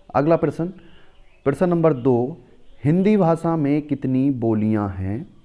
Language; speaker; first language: Hindi; native; Hindi